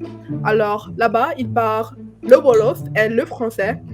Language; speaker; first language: French; non-native, fluent; English